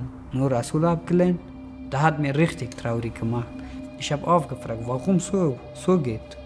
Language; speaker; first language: German; non-native, learner; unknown